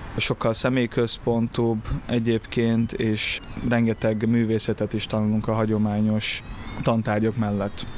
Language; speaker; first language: Hungarian; early bilingual, other home language; Portuguese